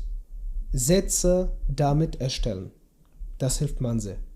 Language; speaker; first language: German; non-native, learner; Kurdish